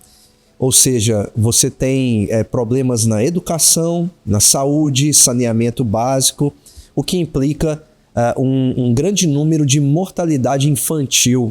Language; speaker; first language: Portuguese; native; Portuguese